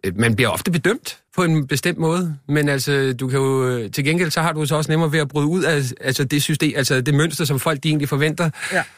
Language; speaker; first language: Danish; early bilingual, other home language; Spanish